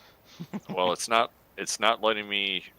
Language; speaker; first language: English; native; English